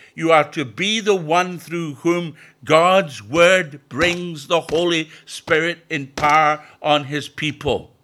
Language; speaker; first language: English; native; English